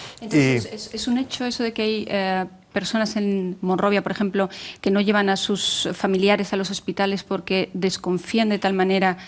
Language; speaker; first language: Spanish; native; Spanish